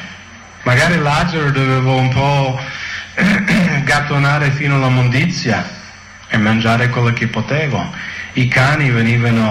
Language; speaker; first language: Italian; non-native, fluent; English